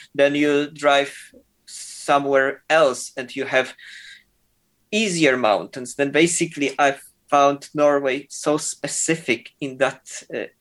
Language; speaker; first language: English; non-native, fluent; Polish